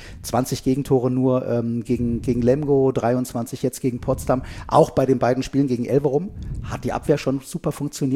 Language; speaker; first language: German; native; German